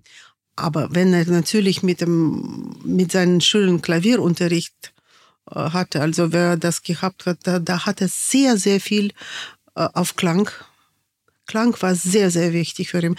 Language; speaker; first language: German; non-native, fluent; Russian